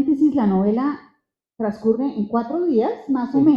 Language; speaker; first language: Spanish; native; Spanish